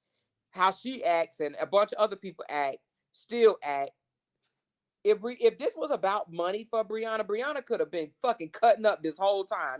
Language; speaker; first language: English; native; English